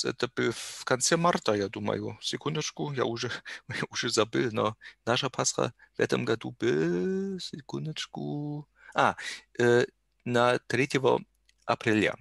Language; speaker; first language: Russian; non-native, learner; German